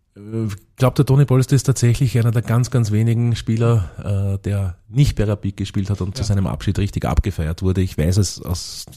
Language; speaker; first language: German; native; German